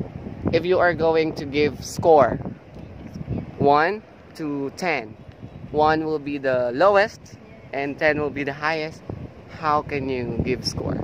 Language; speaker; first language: English; non-native, fluent; Filipino